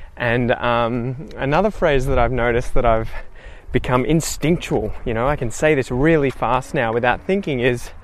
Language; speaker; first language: English; native; English